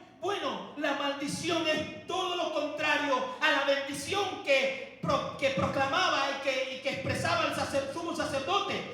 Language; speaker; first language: Spanish; native; Spanish